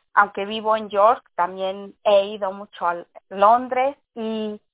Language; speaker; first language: Spanish; early bilingual, heritage; English